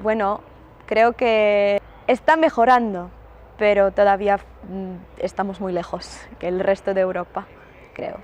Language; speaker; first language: Spanish; non-native, fluent; Polish